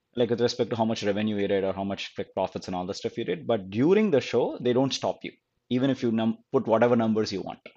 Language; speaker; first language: English; non-native, local second language; Telugu